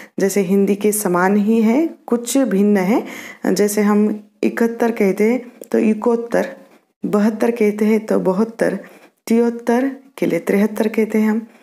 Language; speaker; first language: Hindi; non-native, local second language; Marathi